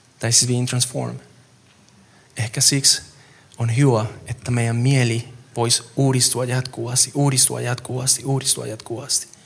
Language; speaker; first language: Finnish; non-native, fluent; Spanish